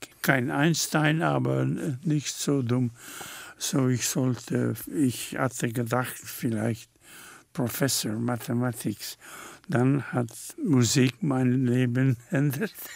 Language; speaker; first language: German; non-native, fluent; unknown